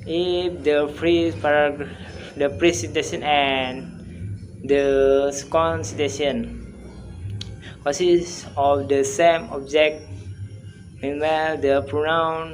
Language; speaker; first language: English; non-native, learner; Indonesian